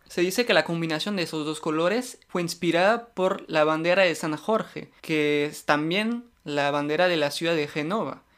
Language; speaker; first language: Spanish; non-native, fluent; French